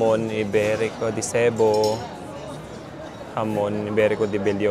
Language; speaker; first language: Spanish; non-native, learner; Filipino